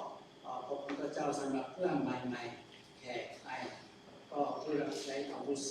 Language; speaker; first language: Thai; non-native, local second language; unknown